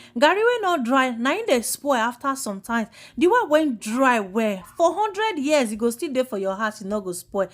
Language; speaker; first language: Nigerian Pidgin; non-native, local second language; Igbo